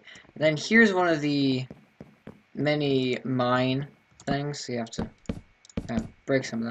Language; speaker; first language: English; native; English